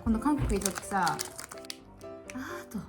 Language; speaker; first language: Korean; non-native, fluent; Japanese